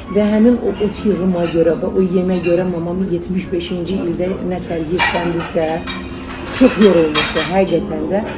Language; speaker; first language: Azerbaijani; early bilingual, heritage; Azerbaijani